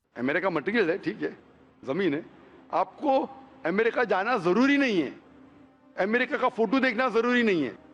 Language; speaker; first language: Hindi; non-native, local second language; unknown